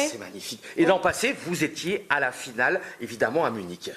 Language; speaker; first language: French; native; French